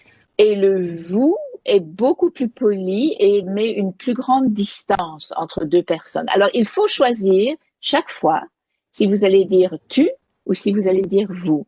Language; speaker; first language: French; native; French